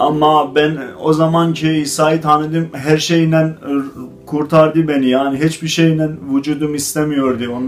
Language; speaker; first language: Turkish; non-native, learner; Azerbaijani